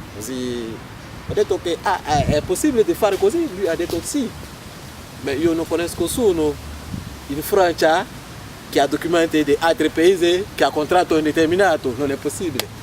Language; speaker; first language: Italian; non-native, learner; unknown